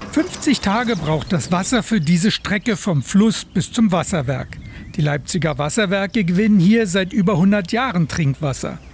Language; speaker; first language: German; native; German